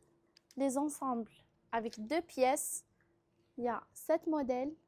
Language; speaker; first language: French; non-native, local second language; Arabic